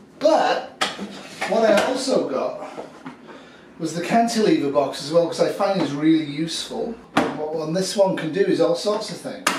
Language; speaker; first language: English; native; English